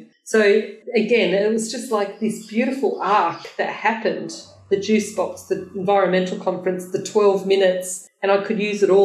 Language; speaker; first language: English; native; English